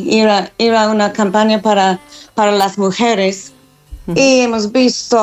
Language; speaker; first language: Spanish; non-native, fluent; English